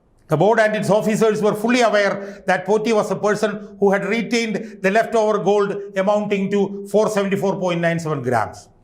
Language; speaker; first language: English; non-native, local second language; Malayalam